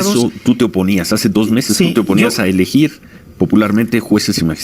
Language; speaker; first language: Spanish; native; Spanish